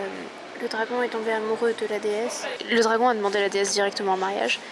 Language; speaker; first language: French; native; French